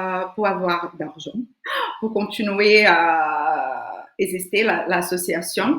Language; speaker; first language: French; non-native, fluent; Portuguese